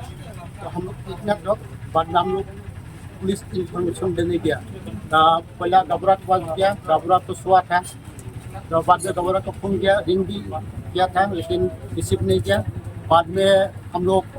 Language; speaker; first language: Hindi; non-native, local second language; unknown